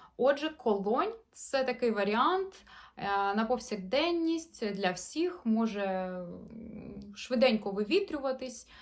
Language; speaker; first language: Ukrainian; non-native, local second language; Russian